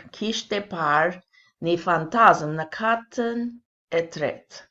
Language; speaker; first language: Albanian; non-native, learner; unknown